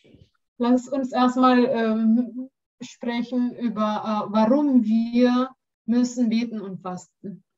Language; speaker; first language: German; non-native, learner; Indonesian